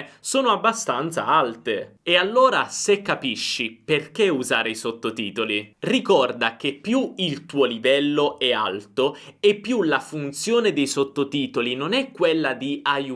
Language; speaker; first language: Italian; native; Italian